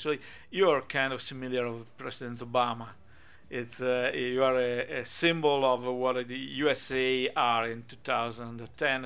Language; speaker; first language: English; non-native, fluent; Italian